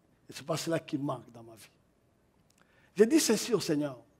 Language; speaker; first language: French; non-native, local second language; Kinyarwanda